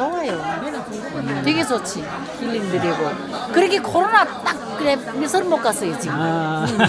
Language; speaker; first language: Korean; early bilingual, heritage; Korean